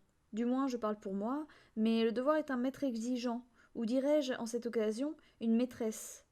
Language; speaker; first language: French; native; French